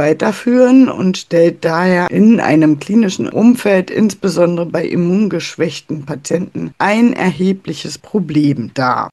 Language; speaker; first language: German; native; German